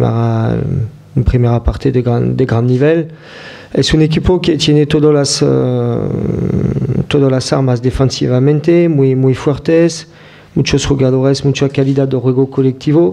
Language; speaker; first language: Spanish; non-native, fluent; French